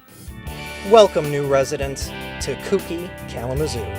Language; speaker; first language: English; native; English